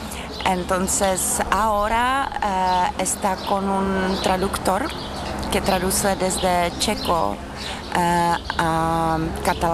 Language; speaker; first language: Spanish; non-native, fluent; Czech